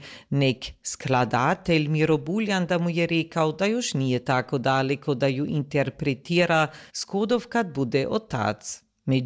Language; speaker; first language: Serbian; native; Serbian